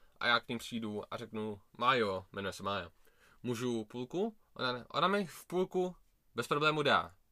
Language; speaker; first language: Czech; early bilingual, other home language; Russian